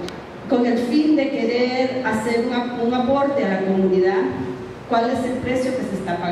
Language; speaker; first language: Spanish; native; Spanish